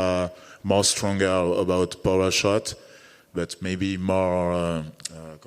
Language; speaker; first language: English; non-native, learner; French